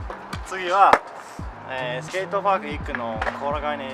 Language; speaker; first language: Japanese; non-native, fluent; English